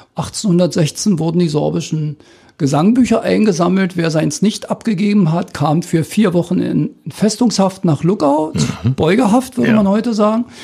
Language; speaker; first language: German; native; German